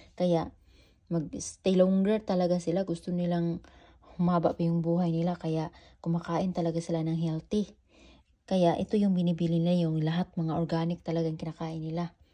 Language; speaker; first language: Filipino; non-native, local second language; Cebuano